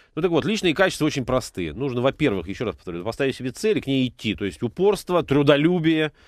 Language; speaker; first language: Russian; native; Russian